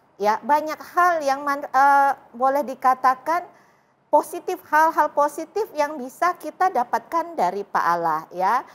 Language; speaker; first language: Indonesian; native; Indonesian